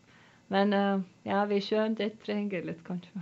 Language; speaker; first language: Swedish; non-native, learner; Lithuanian